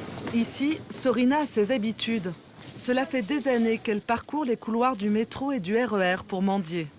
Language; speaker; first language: French; native; French